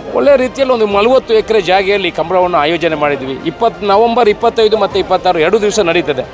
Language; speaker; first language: Kannada; non-native, local second language; Tulu